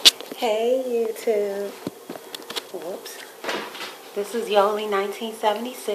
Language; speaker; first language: English; native; English